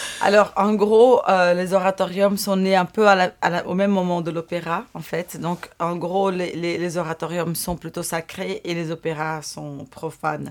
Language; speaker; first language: French; non-native, fluent; Portuguese